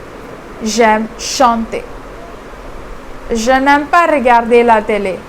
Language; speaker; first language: French; non-native, fluent; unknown